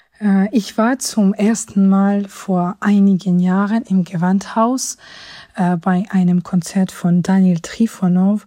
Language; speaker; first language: German; non-native, fluent; Georgian